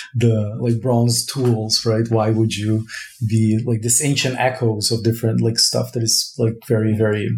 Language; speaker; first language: English; non-native, fluent; Portuguese